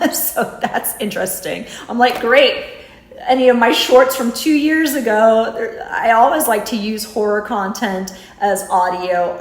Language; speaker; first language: English; native; English